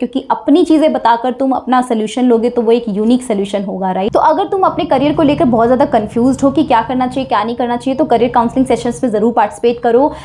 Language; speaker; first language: Hindi; native; Hindi